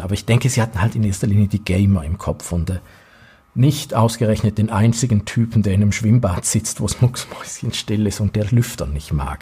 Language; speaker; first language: German; native; German